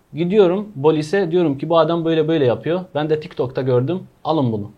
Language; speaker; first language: Turkish; non-native, fluent; Arabic